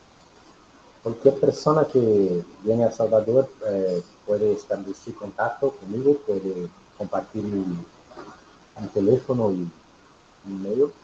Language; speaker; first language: Spanish; non-native, learner; Portuguese